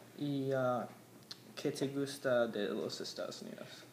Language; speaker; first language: Spanish; non-native, learner; English